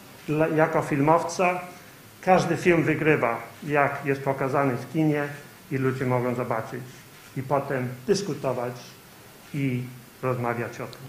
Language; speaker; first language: Polish; early bilingual, heritage; Polish